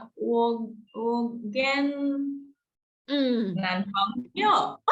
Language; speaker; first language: Chinese; non-native, learner; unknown